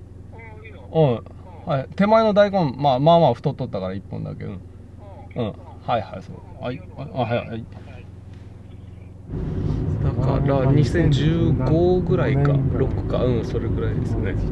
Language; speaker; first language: Japanese; native; Japanese